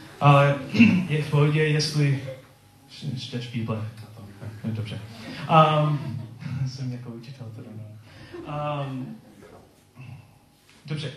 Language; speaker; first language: Czech; non-native, learner; English